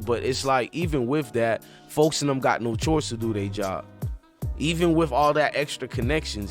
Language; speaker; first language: English; native; English